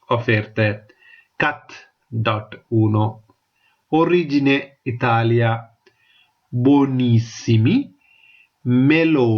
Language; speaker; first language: Italian; non-native, fluent; Tamil